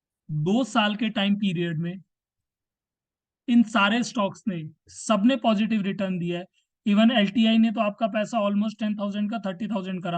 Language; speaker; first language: Hindi; native; Hindi